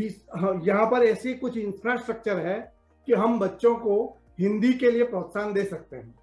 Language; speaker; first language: Hindi; native; Hindi